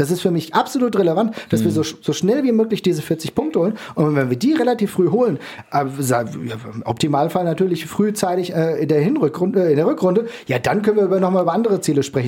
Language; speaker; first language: German; native; German